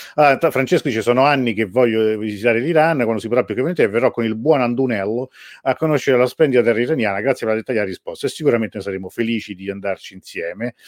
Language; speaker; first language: Italian; early bilingual, other home language; Persian